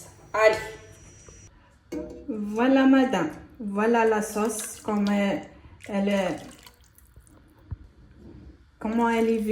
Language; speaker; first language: French; non-native, local second language; Arabic